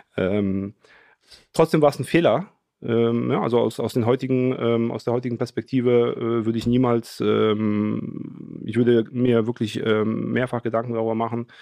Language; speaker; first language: German; early bilingual, other home language; Polish